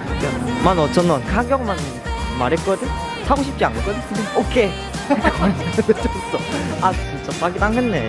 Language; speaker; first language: Korean; non-native, learner; Vietnamese